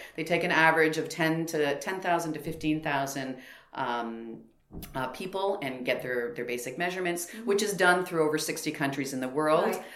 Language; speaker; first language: English; native; English